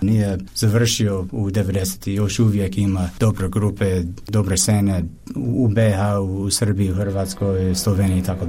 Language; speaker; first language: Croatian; non-native, fluent; English